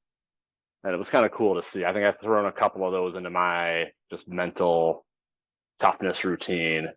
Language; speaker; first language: English; native; English